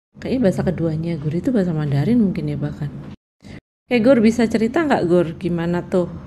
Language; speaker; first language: Indonesian; native; Indonesian